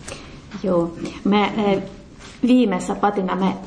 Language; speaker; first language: Finnish; non-native, learner; Russian